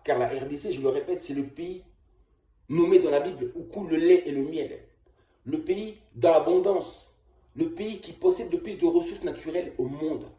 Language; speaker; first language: French; non-native, local second language; Kongo